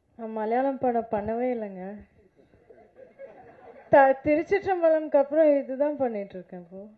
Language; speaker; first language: Tamil; non-native, local second language; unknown